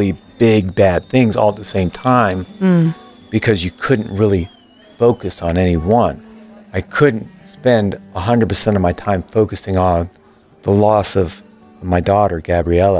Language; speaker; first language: English; native; English